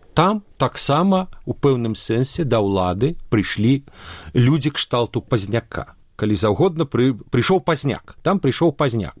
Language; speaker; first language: Belarusian; non-native, local second language; Russian